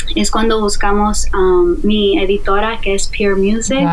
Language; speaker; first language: Spanish; native; Spanish